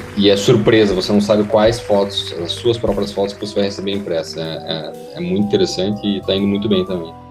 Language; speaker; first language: Portuguese; native; Portuguese